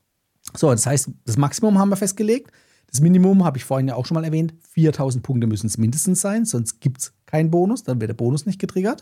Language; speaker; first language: German; native; German